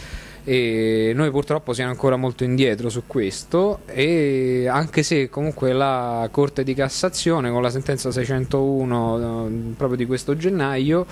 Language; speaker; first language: Italian; native; Italian